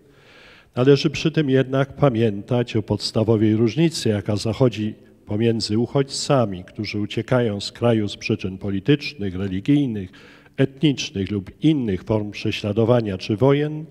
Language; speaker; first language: Polish; native; Polish